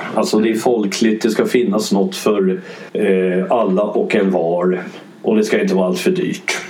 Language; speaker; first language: Swedish; early bilingual, other home language; English